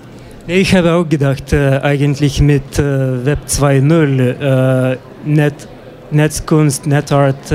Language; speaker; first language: German; non-native, fluent; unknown